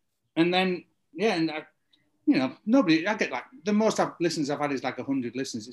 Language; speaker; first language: English; native; English